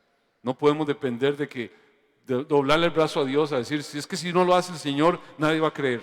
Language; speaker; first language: Spanish; native; Spanish